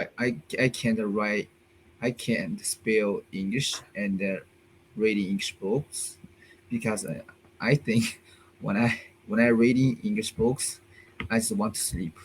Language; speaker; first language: English; non-native, learner; Chinese